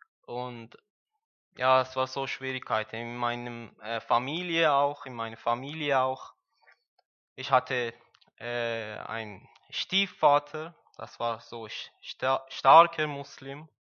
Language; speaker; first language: German; non-native, learner; Persian